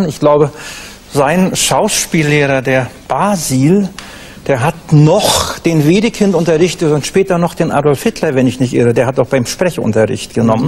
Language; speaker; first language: German; native; German